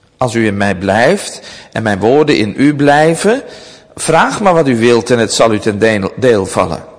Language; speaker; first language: Dutch; native; Dutch